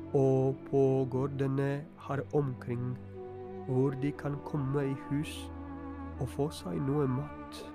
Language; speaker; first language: Norwegian; non-native, fluent; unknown